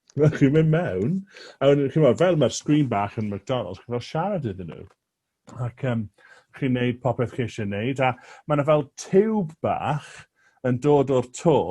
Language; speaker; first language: Welsh; native; Welsh